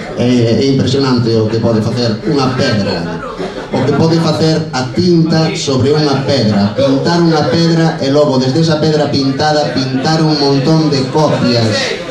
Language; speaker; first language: Galician; non-native, local second language; Spanish